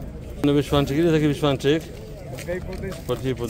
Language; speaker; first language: Polish; native; Polish